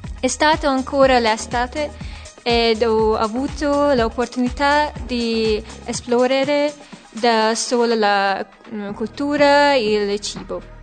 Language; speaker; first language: Italian; non-native, fluent; Hungarian